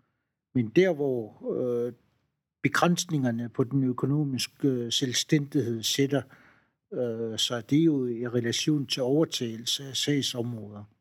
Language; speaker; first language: Danish; non-native, local second language; Kalaallisut